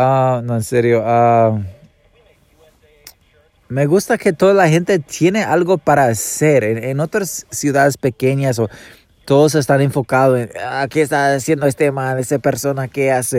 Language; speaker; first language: Spanish; non-native, fluent; English